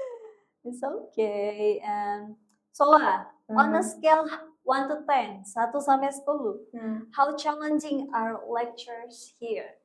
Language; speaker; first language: English; non-native, fluent; Indonesian